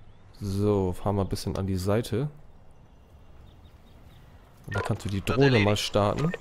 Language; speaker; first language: German; native; German